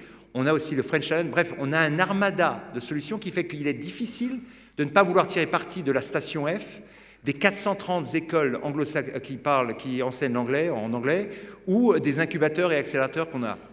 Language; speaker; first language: French; native; French